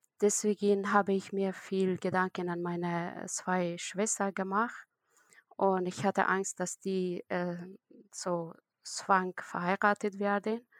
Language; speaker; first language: German; non-native, learner; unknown